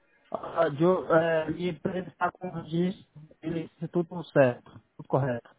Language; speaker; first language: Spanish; non-native, learner; Portuguese